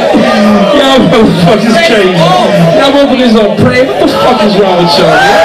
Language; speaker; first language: English; native; English